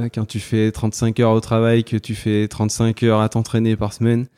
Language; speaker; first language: French; native; French